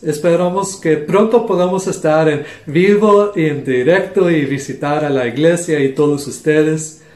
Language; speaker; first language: Spanish; non-native, local second language; English